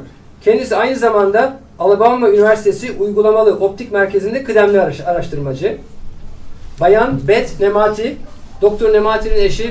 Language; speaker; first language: Turkish; native; Turkish